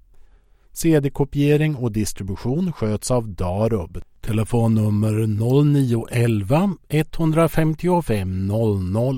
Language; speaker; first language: Swedish; native; Swedish